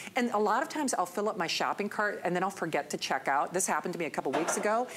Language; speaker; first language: English; native; English